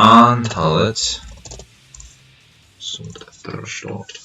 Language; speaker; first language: Swedish; non-native, learner; English